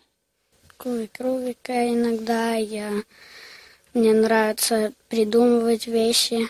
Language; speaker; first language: Russian; early bilingual, heritage; Russian